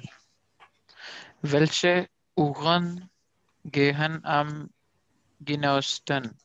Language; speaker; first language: German; non-native, learner; Urdu